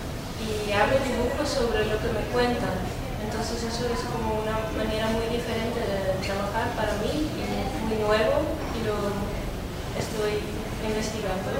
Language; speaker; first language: Spanish; non-native, fluent; Dutch